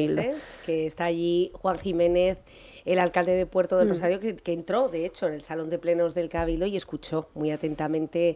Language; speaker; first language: Spanish; native; Spanish